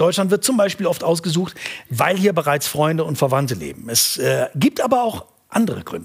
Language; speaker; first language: German; native; German